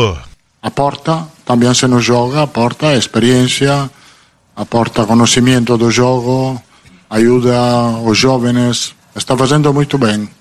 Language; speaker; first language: Portuguese; non-native, fluent; Italian